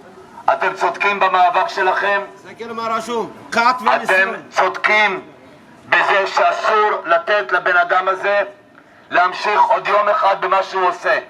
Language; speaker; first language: Hebrew; non-native, fluent; Amharic